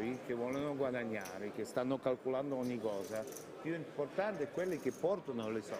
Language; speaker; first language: Italian; non-native, learner; Russian